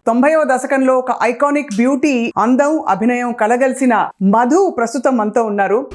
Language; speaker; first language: Telugu; native; Telugu